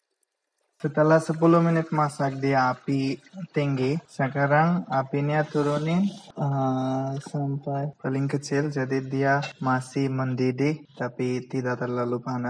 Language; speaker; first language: Indonesian; non-native, fluent; Bangla